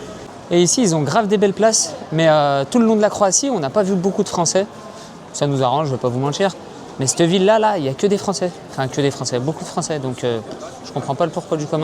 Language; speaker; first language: French; native; French